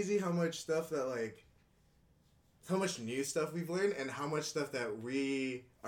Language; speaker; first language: English; early bilingual, other home language; Indonesian